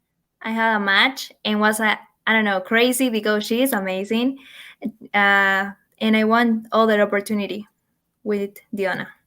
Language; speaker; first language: English; non-native, learner; Spanish